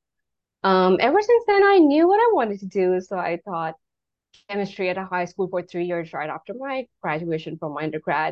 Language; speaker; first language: English; non-native, local second language; Urdu